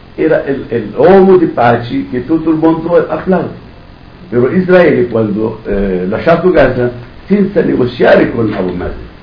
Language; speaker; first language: Italian; non-native, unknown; Arabic